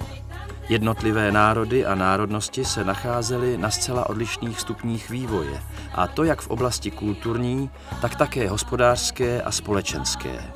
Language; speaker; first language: Czech; native; Czech